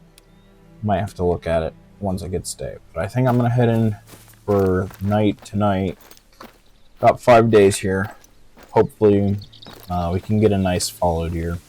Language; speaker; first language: English; native; English